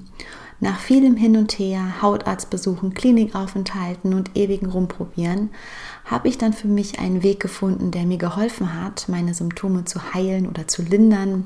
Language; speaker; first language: German; native; German